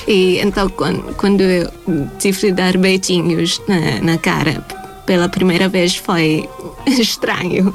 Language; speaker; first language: Portuguese; non-native, fluent; Thai